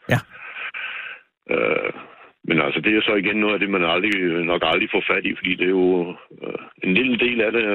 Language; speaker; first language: Danish; native; Danish